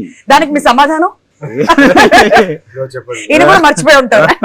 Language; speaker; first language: Telugu; native; Telugu